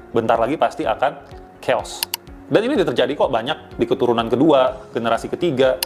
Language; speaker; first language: Indonesian; native; Indonesian